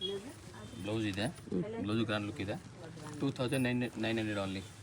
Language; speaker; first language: Kannada; non-native, local second language; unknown